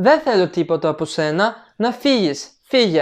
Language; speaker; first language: Greek; non-native, fluent; Turkish